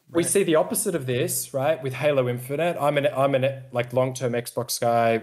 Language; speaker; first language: English; native; English